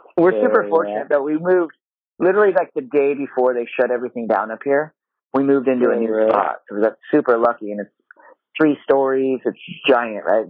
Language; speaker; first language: English; non-native, fluent; Japanese